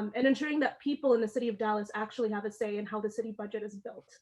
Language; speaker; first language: English; early bilingual, other home language; Amharic